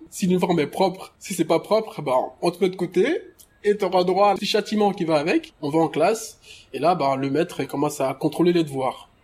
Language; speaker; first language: French; early bilingual, other home language; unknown